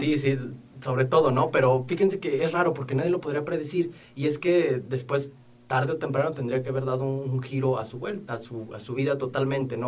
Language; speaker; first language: Spanish; native; Spanish